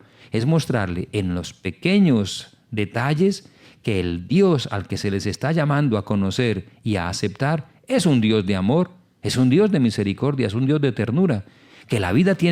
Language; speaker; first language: Spanish; native; Spanish